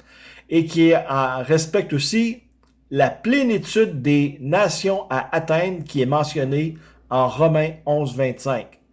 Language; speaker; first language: French; native; French